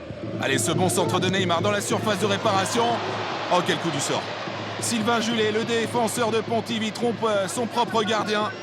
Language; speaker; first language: French; native; French